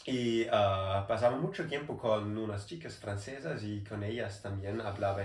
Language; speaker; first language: Spanish; non-native, learner; German